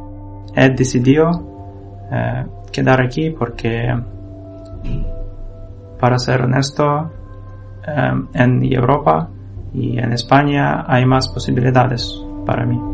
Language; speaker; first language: Spanish; non-native, learner; Ukrainian